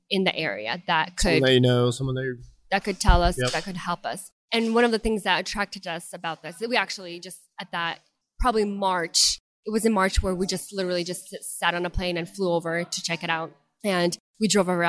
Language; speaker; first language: English; non-native, fluent; Russian